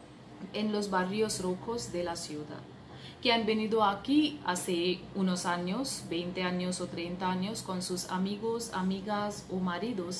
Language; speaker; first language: Spanish; non-native, fluent; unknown